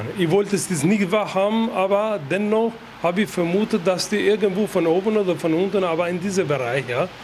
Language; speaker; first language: German; non-native, fluent; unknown